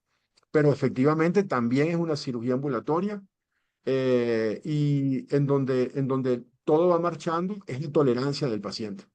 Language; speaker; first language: Spanish; native; Spanish